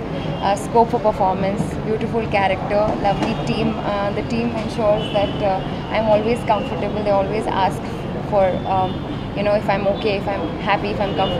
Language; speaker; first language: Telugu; non-native, learner; Kannada